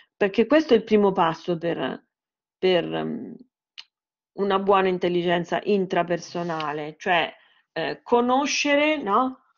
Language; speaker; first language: Italian; native; Italian